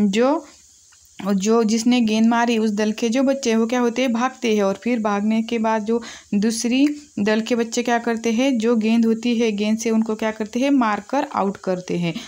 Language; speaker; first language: Hindi; non-native, local second language; Marathi